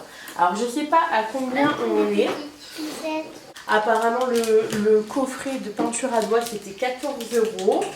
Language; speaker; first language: French; native; French